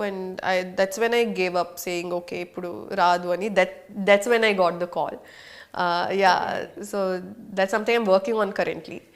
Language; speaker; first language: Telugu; non-native, fluent; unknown